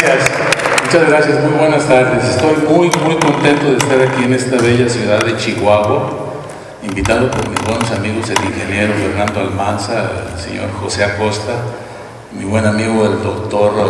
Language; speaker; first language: Spanish; native; Spanish